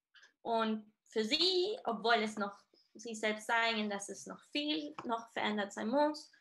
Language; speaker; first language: German; non-native, fluent; Spanish